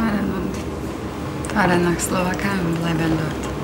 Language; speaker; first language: German; non-native, learner; Slovak